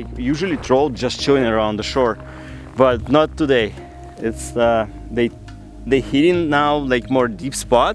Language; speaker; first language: English; non-native, learner; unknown